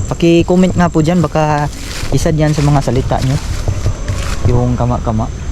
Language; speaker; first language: Filipino; non-native, local second language; Cebuano